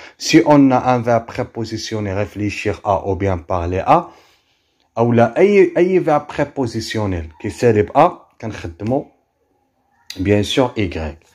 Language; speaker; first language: French; non-native, local second language; Arabic